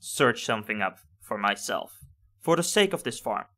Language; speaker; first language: English; non-native, fluent; Dutch